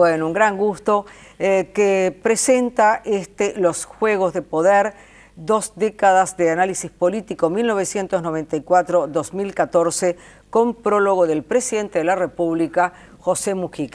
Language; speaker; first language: Spanish; native; Spanish